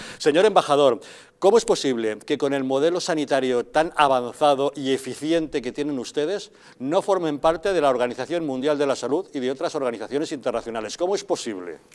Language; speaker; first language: Spanish; native; Spanish